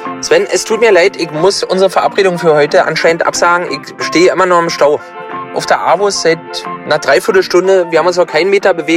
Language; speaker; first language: German; native; German